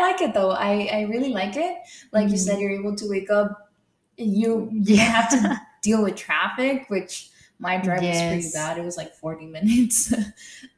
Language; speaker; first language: English; non-native, fluent; Spanish